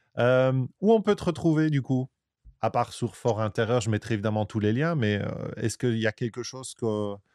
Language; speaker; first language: French; native; French